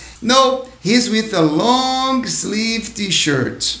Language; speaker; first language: English; non-native, fluent; Portuguese